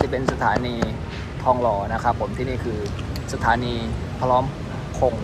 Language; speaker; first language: Thai; native; Thai